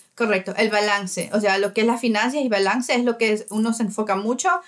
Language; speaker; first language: Spanish; native; Spanish